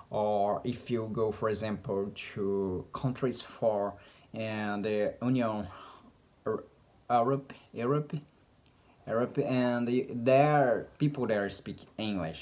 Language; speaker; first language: English; non-native, learner; Portuguese